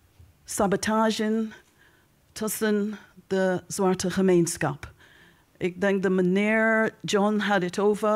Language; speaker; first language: Dutch; non-native, learner; English